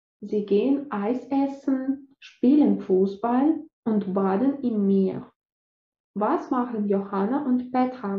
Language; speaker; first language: German; non-native, fluent; Russian